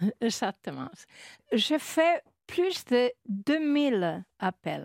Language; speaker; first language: French; non-native, learner; Spanish